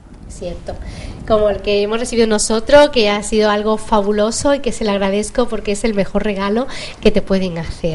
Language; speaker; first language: Spanish; native; Spanish